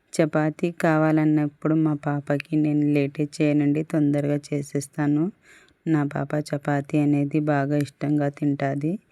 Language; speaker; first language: Telugu; non-native, local second language; Urdu